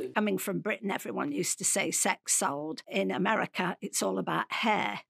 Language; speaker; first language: English; native; English